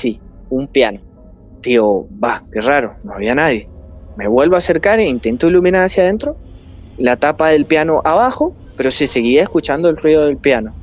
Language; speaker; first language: Spanish; native; Spanish